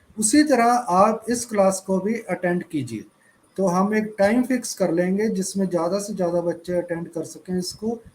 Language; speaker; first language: Hindi; native; Hindi